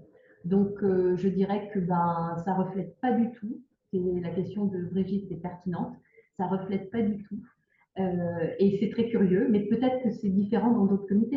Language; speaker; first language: French; native; French